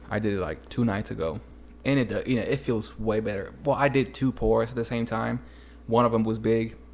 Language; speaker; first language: English; early bilingual, other home language; Spanish